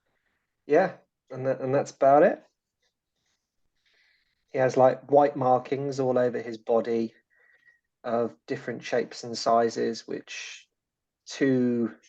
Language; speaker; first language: English; native; English